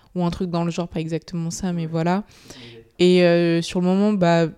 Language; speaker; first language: French; native; French